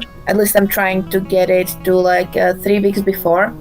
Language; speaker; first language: English; non-native, fluent; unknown